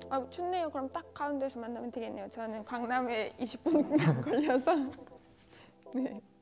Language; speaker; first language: Korean; non-native, fluent; Turkish